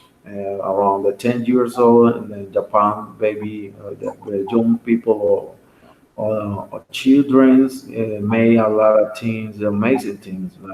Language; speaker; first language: English; non-native, learner; Spanish